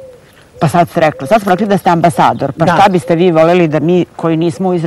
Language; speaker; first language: Serbian; native; Serbian